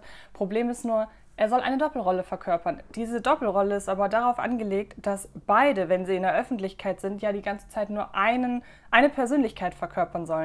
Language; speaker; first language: German; native; German